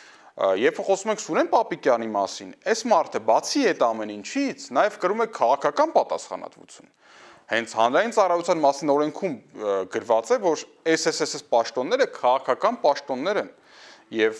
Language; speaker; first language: Armenian; native; Armenian